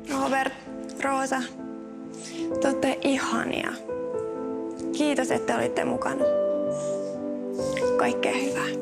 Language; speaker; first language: Finnish; native; Finnish